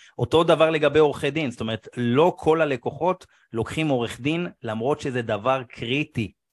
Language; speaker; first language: Hebrew; native; Hebrew